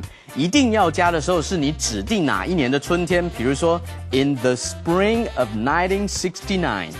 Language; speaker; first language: Chinese; native; Chinese